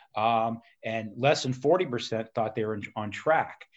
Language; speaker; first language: English; native; English